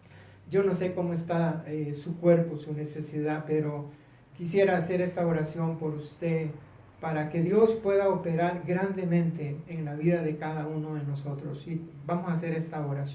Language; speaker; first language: Spanish; native; Spanish